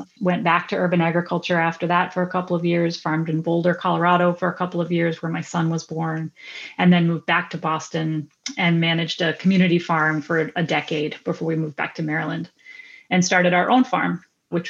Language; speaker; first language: English; native; English